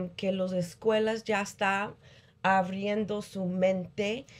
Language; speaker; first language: Spanish; early bilingual, heritage; Spanish